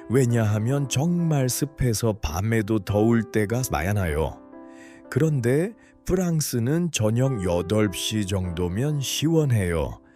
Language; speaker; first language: Korean; non-native, learner; Uzbek